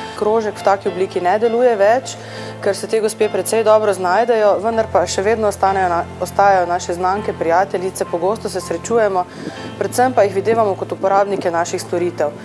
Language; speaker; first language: Slovenian; native; Slovenian